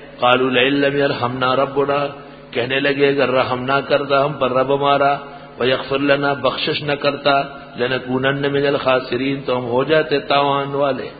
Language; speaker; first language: Urdu; non-native, local second language; Pashto